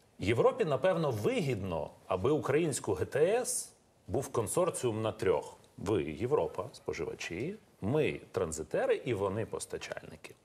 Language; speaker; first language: Ukrainian; native; Ukrainian